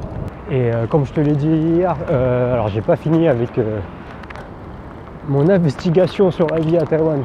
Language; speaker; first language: French; native; French